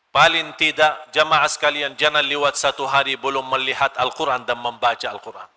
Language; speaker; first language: Malay; non-native, fluent; Arabic